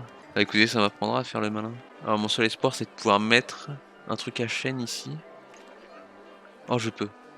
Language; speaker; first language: French; native; French